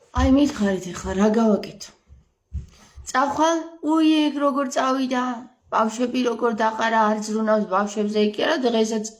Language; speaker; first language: Georgian; native; Georgian